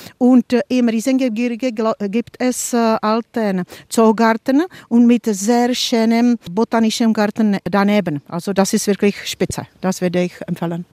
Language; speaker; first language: German; non-native, fluent; Czech